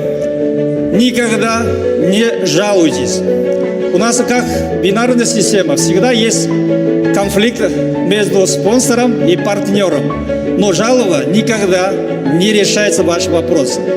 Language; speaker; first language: Russian; non-native, learner; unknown